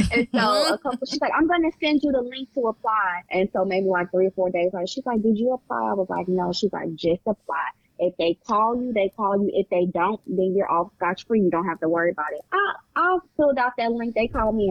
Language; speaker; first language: English; native; English